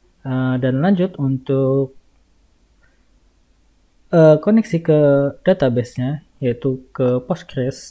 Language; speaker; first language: Indonesian; native; Indonesian